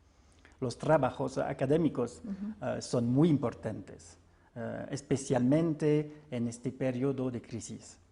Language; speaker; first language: Spanish; non-native, fluent; French